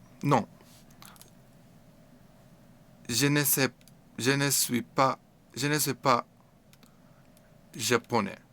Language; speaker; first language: French; non-native, learner; English